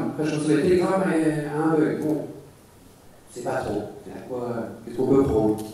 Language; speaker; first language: French; native; French